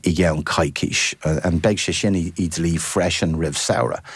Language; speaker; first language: Irish; non-native, fluent; English